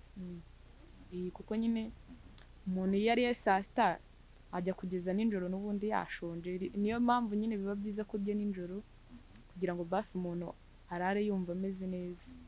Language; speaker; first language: Kinyarwanda; native; Kinyarwanda